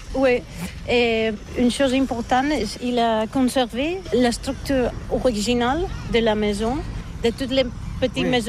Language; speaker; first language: French; non-native, fluent; Spanish